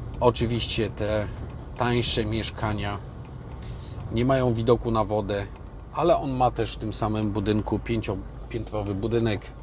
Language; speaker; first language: Polish; native; Polish